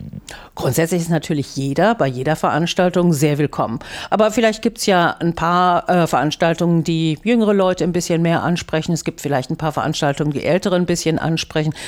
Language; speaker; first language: German; native; German